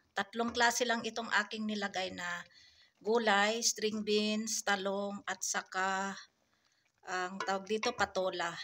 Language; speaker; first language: Filipino; non-native, local second language; Iloko